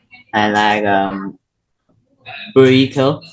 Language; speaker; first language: English; non-native, learner; Vietnamese